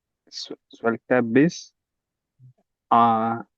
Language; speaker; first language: German; non-native, learner; Tamil